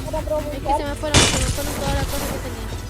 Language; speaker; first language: Spanish; native; Spanish